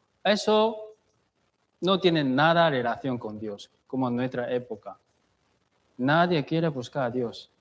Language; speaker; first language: Spanish; non-native, fluent; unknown